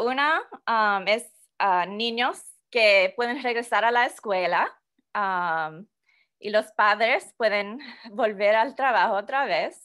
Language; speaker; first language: Spanish; non-native, fluent; English